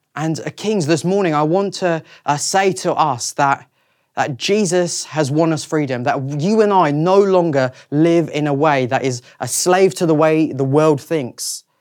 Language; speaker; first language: English; native; English